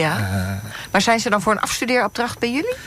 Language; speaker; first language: Dutch; native; Dutch